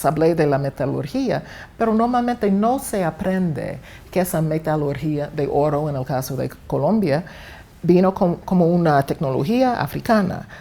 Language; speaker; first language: Spanish; non-native, fluent; English